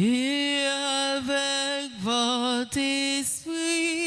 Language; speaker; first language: French; non-native, local second language; Haitian Creole